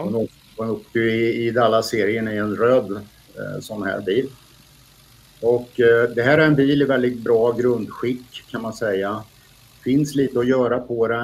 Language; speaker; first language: Swedish; native; Swedish